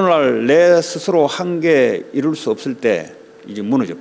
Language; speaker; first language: Korean; native; Korean